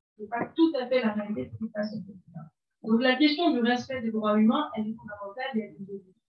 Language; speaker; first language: French; non-native, local second language; Arabic